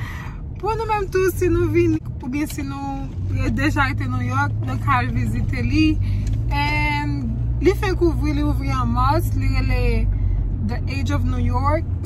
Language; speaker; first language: French; non-native, learner; Haitian Creole